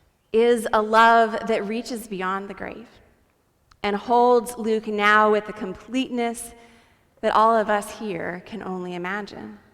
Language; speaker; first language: English; native; English